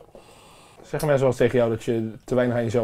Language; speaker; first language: Dutch; native; Dutch